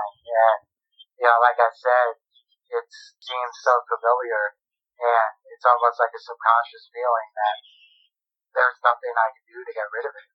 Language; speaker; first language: English; native; English